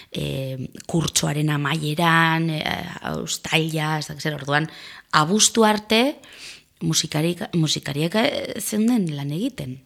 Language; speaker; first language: Basque; non-native, local second language; Spanish